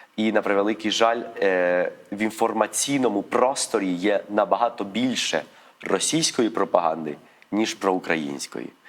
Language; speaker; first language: Ukrainian; early bilingual, heritage; Ukrainian